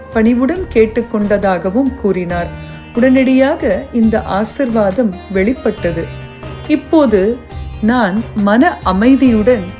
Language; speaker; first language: Tamil; early bilingual, heritage; Tamil